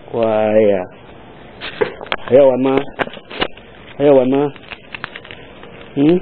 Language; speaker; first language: Chinese; native; Chinese